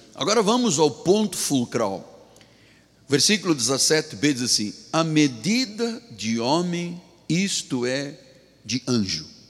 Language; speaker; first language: Portuguese; native; Portuguese